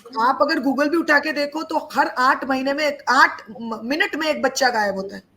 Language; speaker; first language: Hindi; non-native, local second language; Bangla